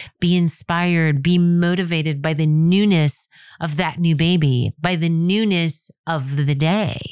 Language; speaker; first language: English; native; English